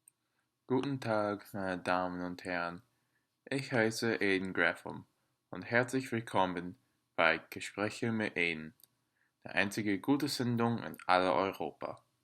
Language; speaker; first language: German; non-native, learner; English